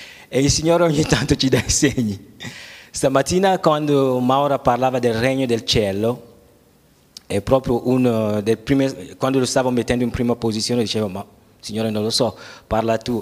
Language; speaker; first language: Italian; non-native, fluent; French